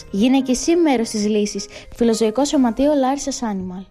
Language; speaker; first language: Greek; native; Greek